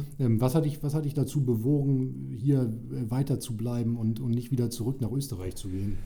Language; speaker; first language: German; native; German